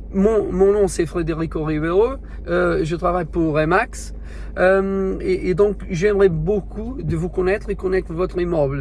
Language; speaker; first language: French; non-native, learner; Portuguese